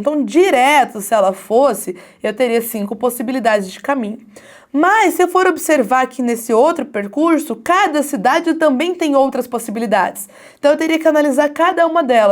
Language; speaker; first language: Portuguese; native; Portuguese